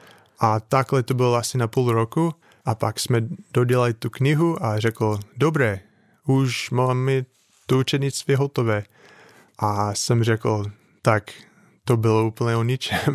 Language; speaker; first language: Czech; non-native, fluent; English